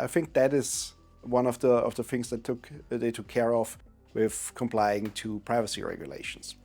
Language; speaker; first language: English; non-native, fluent; German